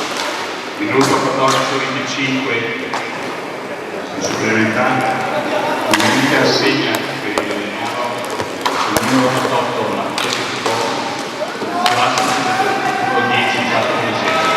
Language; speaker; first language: Italian; native; Italian